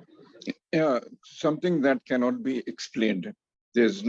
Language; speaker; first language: English; non-native, fluent; Hindi